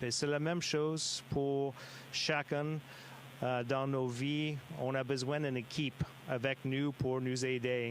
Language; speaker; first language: French; non-native, fluent; English